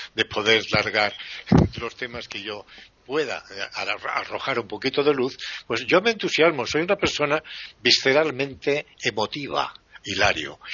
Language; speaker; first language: Spanish; native; Spanish